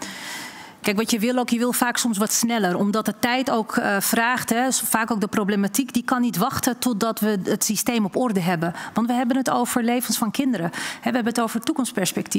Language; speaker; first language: Dutch; native; Dutch